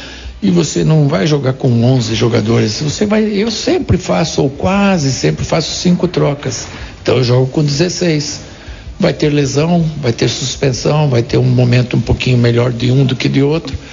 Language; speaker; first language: Portuguese; native; Portuguese